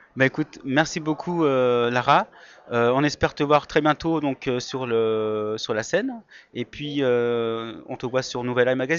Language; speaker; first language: French; native; French